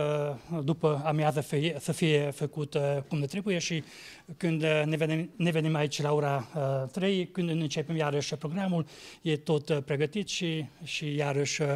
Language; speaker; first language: Romanian; non-native, local second language; Hungarian